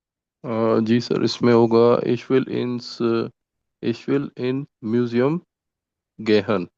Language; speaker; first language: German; non-native, learner; Urdu